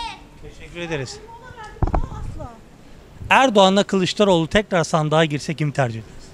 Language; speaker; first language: Turkish; native; Turkish